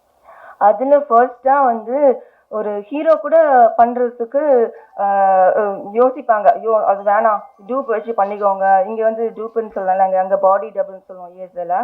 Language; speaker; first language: Tamil; early bilingual, heritage; Tamil